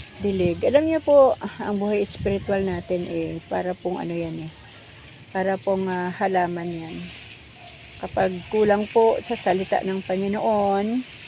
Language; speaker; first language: Filipino; non-native, local second language; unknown